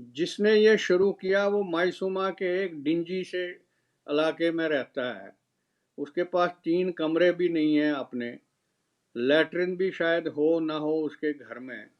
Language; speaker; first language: Urdu; non-native, local second language; Kashmiri